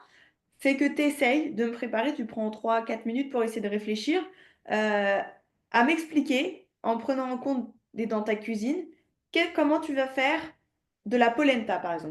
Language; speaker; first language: French; native; French